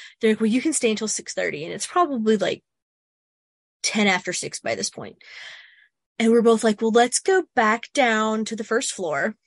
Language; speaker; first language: English; native; English